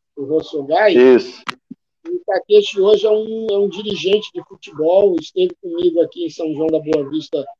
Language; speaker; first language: Portuguese; native; Portuguese